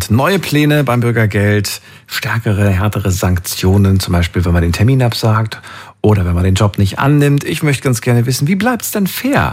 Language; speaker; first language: German; native; German